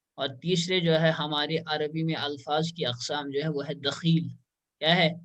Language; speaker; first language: Urdu; non-native, local second language; Kashmiri